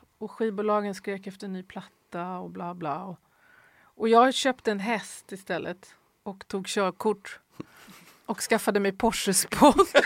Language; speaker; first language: Swedish; native; Swedish